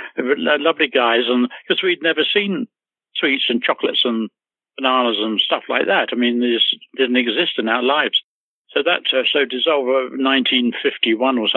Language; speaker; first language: English; native; English